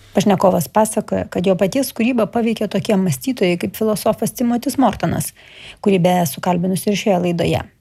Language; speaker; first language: Lithuanian; native; Lithuanian